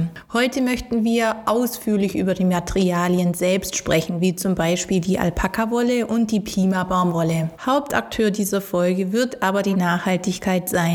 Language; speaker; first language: German; native; German